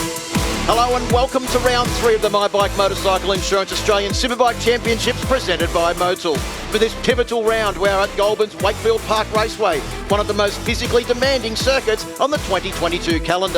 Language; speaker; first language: English; native; English